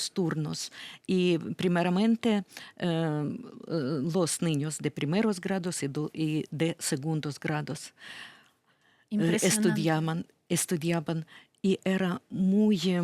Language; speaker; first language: Spanish; non-native, fluent; Ukrainian